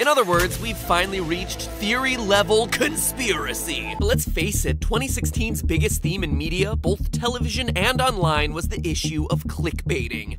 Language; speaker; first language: English; native; English